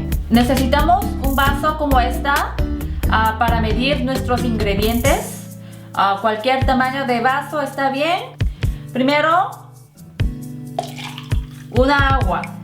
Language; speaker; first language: Spanish; non-native, fluent; Korean